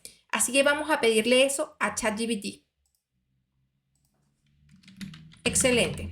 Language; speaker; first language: Spanish; native; Spanish